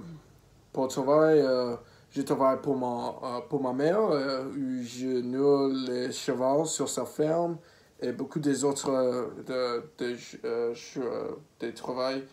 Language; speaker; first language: French; non-native, learner; English